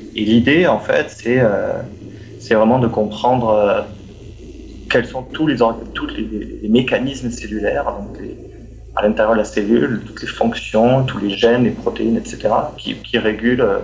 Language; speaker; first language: French; native; French